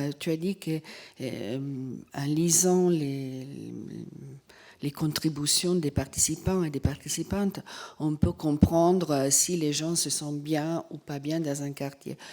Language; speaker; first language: French; non-native, fluent; Italian